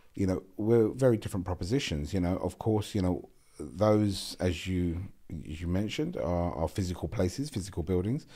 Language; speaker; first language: English; non-native, local second language; Gujarati